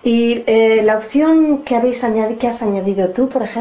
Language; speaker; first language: Spanish; native; Spanish